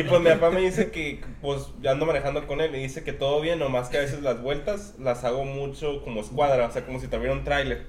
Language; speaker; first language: Spanish; native; Spanish